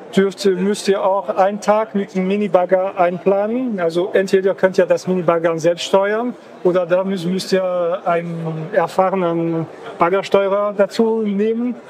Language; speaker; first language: German; non-native, fluent; French